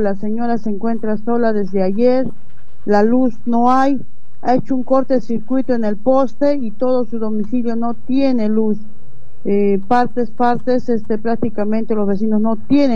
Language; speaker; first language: Spanish; native; Spanish